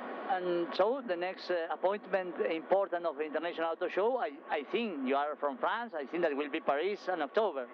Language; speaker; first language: English; non-native, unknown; Italian